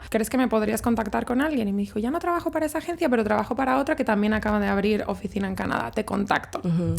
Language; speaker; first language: Spanish; native; Spanish